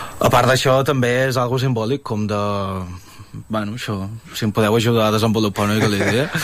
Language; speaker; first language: Catalan; early bilingual, other home language; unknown